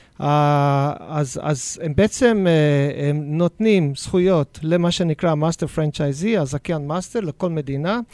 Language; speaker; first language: Hebrew; non-native, fluent; English